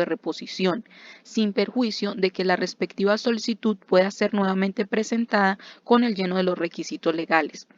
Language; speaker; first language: Spanish; native; Spanish